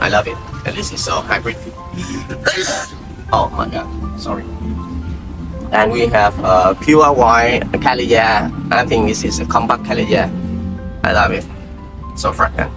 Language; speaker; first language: English; non-native, learner; Vietnamese